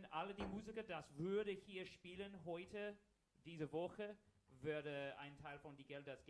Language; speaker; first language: German; non-native, learner; English